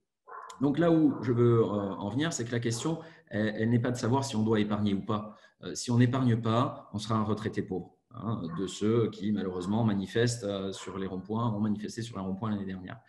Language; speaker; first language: French; native; French